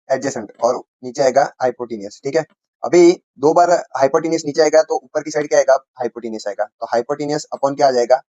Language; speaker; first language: Hindi; non-native, local second language; Gujarati